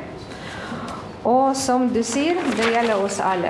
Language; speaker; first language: Norwegian; non-native, fluent; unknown